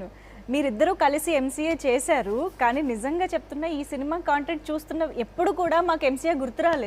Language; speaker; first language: Telugu; native; Telugu